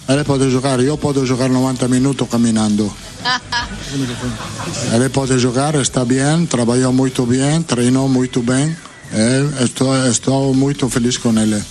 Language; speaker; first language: Portuguese; non-native, fluent; Italian